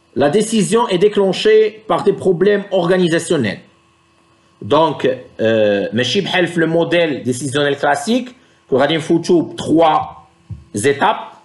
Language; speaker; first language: French; non-native, local second language; Arabic